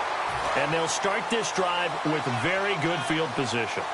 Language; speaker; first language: English; native; English